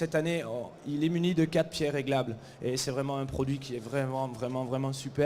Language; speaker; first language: French; native; French